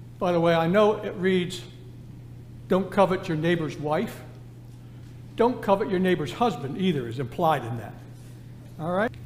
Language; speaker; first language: English; native; English